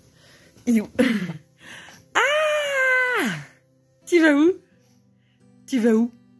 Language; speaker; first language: French; native; French